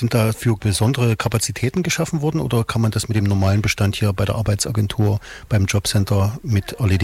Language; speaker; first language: German; native; German